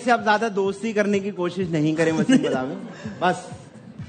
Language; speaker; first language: Urdu; native; Urdu